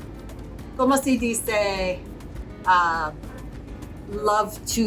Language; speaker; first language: Spanish; non-native, learner; English